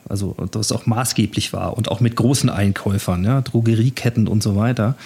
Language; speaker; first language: German; native; German